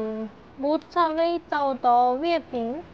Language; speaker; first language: Chinese; non-native, fluent; Korean